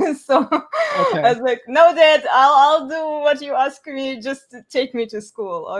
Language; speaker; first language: English; non-native, fluent; Russian